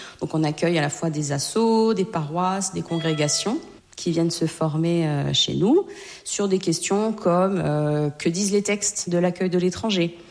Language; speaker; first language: French; native; French